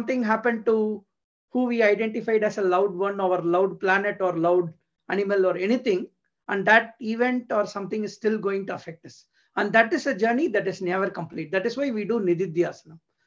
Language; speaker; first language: English; non-native, local second language; Tamil